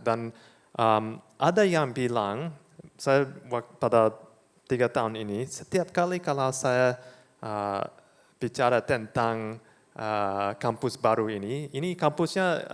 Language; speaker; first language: Indonesian; non-native, fluent; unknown